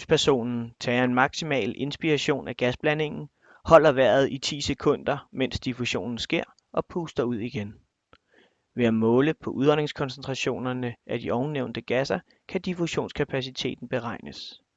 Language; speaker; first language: Danish; native; Danish